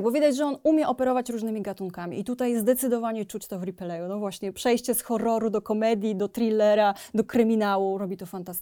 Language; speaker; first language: Polish; native; Polish